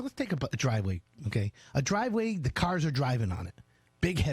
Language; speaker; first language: English; native; English